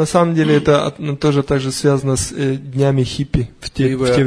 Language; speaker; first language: Russian; native; Russian